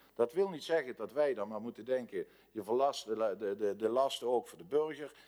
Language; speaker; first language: Dutch; native; Dutch